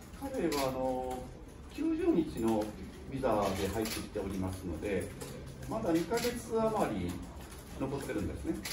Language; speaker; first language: Japanese; native; Japanese